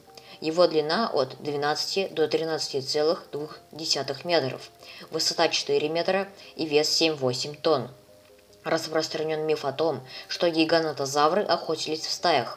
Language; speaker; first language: Russian; native; Russian